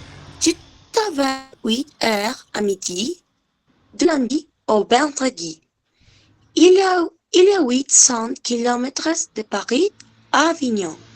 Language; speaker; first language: French; non-native, learner; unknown